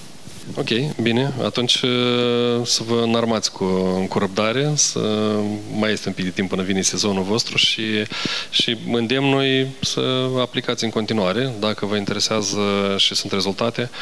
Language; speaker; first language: Romanian; native; Romanian